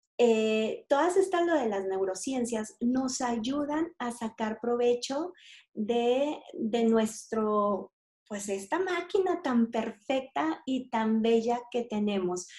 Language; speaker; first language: Spanish; native; Spanish